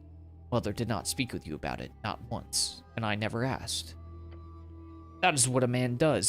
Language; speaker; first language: English; native; English